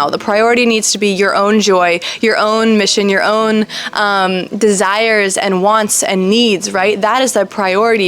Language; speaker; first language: English; native; English